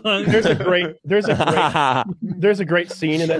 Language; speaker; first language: English; native; English